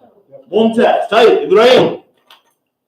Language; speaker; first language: Arabic; non-native, fluent; English